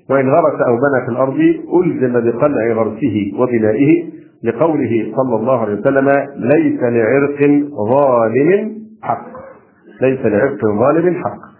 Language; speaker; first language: Arabic; native; Arabic